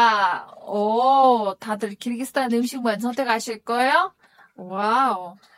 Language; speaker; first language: Korean; non-native, fluent; Kyrgyz